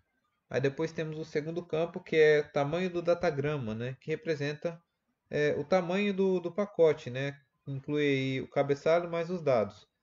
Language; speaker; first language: Portuguese; native; Portuguese